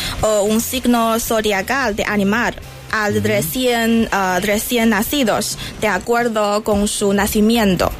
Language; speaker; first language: Spanish; non-native, learner; Chinese